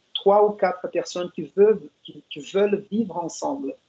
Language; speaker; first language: French; non-native, fluent; Portuguese